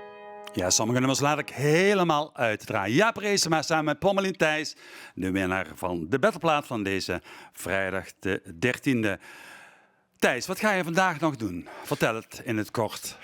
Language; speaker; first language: Dutch; native; Dutch